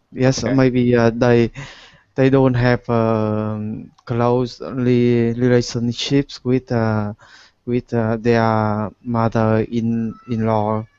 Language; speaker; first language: English; non-native, learner; Vietnamese